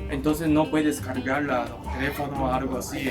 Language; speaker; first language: Spanish; non-native, learner; Japanese